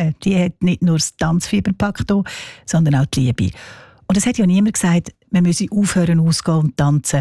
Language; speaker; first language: German; native; German